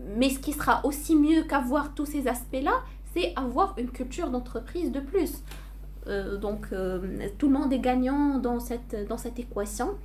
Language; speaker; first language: French; non-native, local second language; Arabic